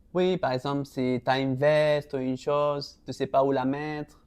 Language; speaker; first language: French; non-native, local second language; Arabic